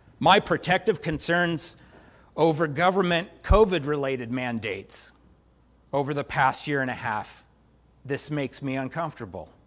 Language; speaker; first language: English; native; English